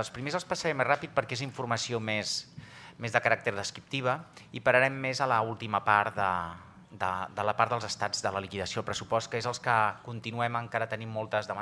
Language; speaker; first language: Catalan; native; Catalan